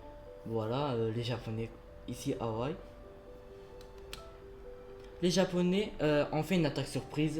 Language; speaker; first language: French; early bilingual, other home language; Japanese